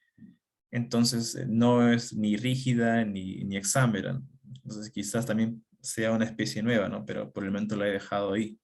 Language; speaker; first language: Spanish; native; Spanish